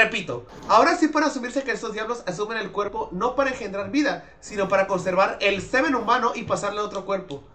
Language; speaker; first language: Spanish; native; Spanish